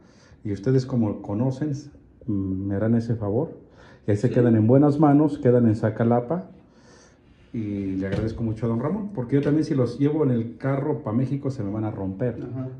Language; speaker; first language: Spanish; native; Spanish